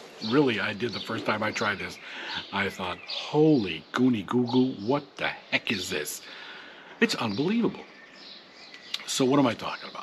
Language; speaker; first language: English; native; English